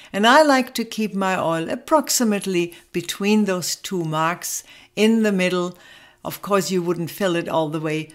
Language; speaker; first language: English; non-native, fluent; German